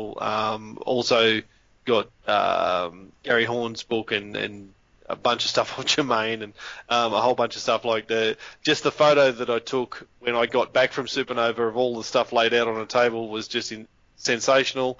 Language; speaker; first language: English; native; English